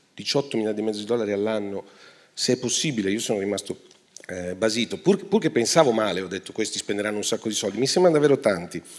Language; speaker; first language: Italian; native; Italian